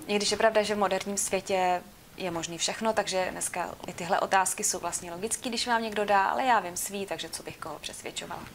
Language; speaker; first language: Czech; native; Czech